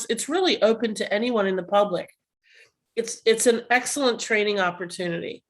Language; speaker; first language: English; native; English